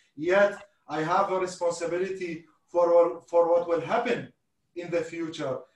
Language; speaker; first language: English; non-native, fluent; Arabic